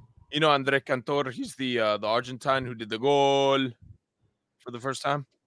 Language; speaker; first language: English; early bilingual, other home language; Spanish